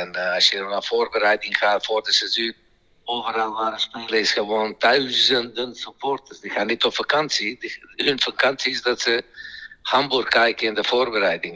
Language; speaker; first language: Dutch; non-native, fluent; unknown